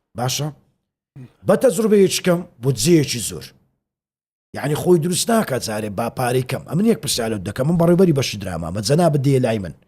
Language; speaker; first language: Central Kurdish; native; Central Kurdish